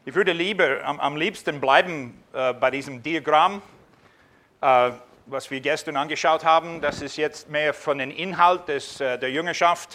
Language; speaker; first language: German; non-native, fluent; English